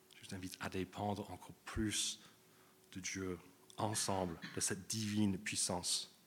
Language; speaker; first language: French; non-native, fluent; English